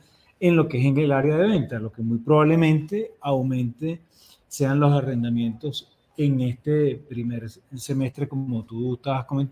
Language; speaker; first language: Spanish; native; Spanish